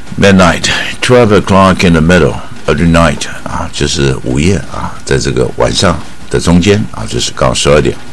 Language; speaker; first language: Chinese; native; Chinese